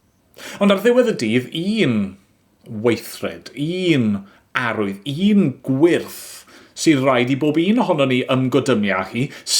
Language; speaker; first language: Welsh; native; Welsh